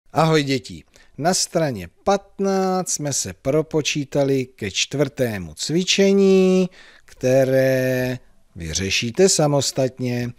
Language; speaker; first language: Czech; native; Czech